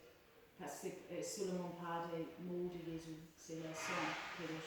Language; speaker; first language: French; non-native, learner; English